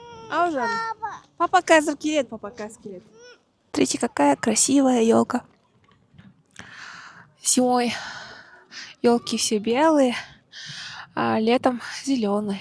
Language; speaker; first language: Russian; non-native, local second language; Kazakh